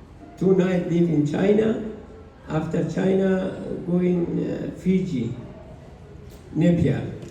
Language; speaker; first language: English; non-native, learner; Persian